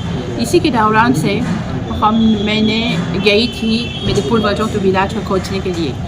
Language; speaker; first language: Hindi; non-native, fluent; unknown